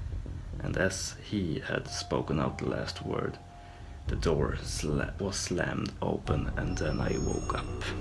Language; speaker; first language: English; non-native, fluent; Swedish